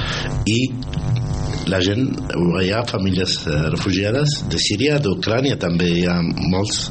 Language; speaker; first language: Catalan; non-native, fluent; Arabic